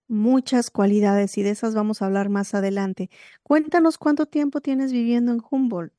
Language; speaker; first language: Spanish; native; Spanish